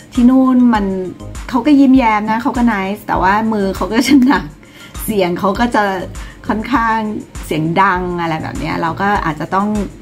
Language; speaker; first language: Thai; early bilingual, other home language; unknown